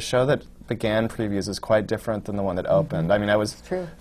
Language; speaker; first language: English; native; English